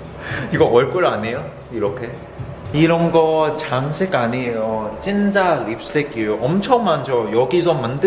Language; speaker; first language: Korean; non-native, fluent; Cantonese